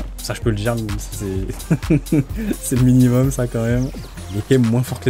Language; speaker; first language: French; native; French